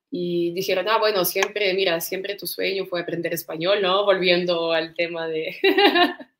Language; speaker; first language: Spanish; non-native, fluent; Russian